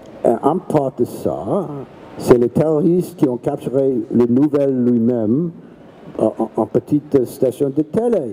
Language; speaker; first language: French; non-native, learner; English